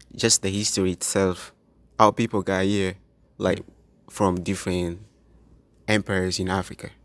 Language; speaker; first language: English; non-native, local second language; Swahili